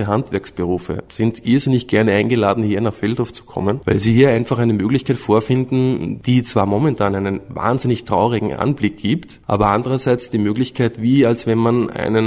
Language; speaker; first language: German; native; German